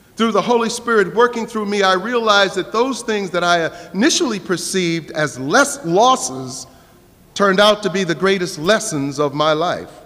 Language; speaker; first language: English; native; English